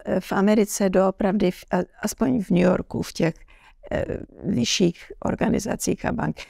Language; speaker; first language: Czech; early bilingual, heritage; Czech